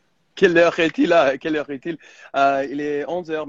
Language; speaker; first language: French; non-native, fluent; English